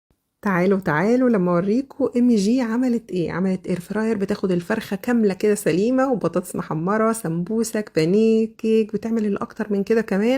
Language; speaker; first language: Arabic; native; Arabic